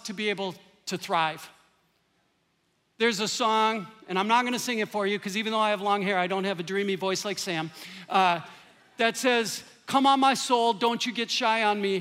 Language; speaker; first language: English; native; English